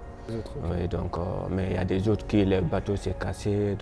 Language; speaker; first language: French; non-native, learner; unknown